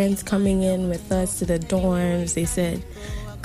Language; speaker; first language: English; non-native, local second language; Akan